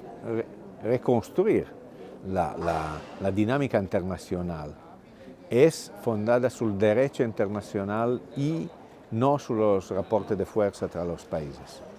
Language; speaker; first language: Spanish; non-native, fluent; Italian